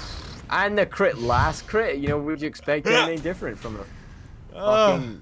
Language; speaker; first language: English; native; English